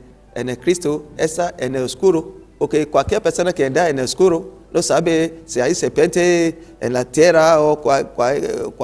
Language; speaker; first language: Spanish; non-native, learner; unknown